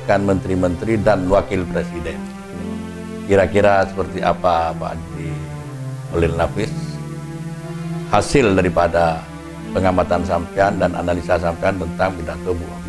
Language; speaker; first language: Indonesian; non-native, local second language; Madurese